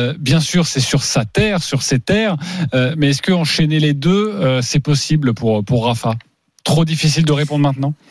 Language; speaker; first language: French; native; French